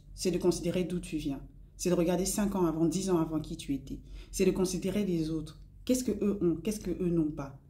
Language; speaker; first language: French; non-native, local second language; Lingala